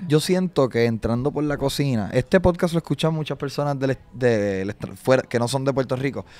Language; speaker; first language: Spanish; native; Spanish